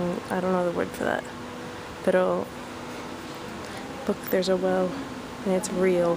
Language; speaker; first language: English; native; English